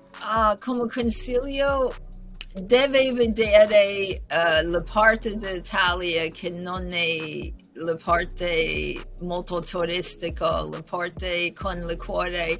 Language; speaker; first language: Italian; non-native, learner; English